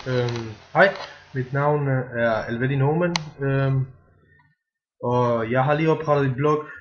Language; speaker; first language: Danish; non-native, fluent; Bosnian